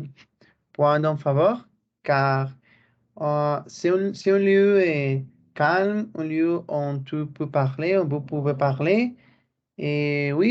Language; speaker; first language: French; non-native, learner; Spanish